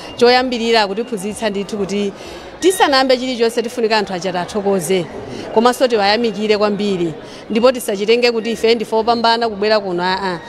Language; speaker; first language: Nyanja; native; Nyanja